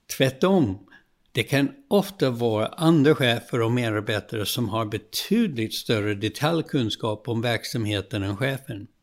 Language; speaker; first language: Swedish; non-native, fluent; English